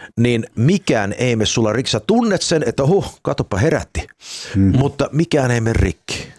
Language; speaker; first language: Finnish; early bilingual, heritage; Finnish